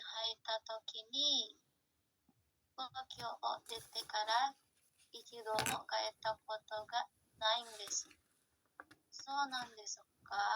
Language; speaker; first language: Japanese; non-native, learner; Indonesian